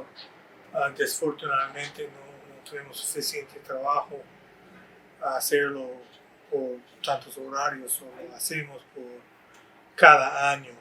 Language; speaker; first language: Spanish; non-native, fluent; English